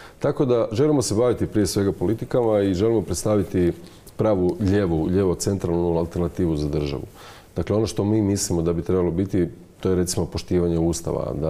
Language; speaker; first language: Croatian; native; Croatian